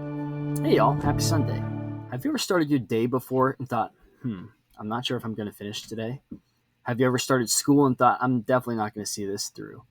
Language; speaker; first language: English; native; English